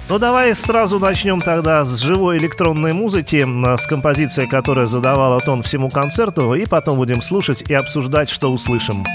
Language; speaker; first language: Russian; native; Russian